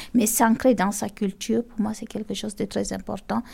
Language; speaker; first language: French; non-native, local second language; Fula